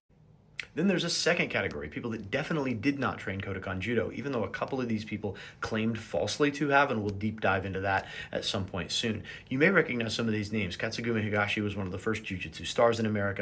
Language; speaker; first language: English; native; English